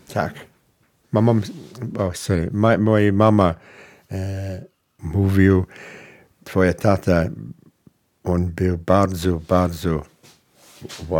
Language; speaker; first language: Polish; non-native, learner; English